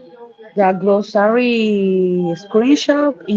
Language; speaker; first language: English; non-native, learner; Spanish